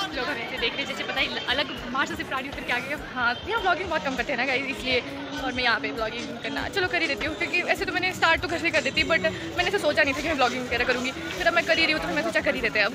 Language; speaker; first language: Hindi; native; Hindi